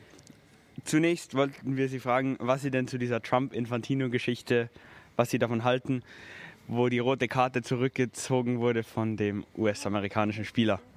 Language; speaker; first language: German; native; German